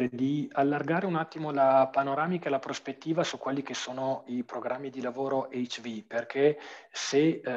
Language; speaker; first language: Italian; native; Italian